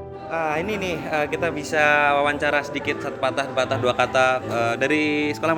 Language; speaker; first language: Indonesian; native; Indonesian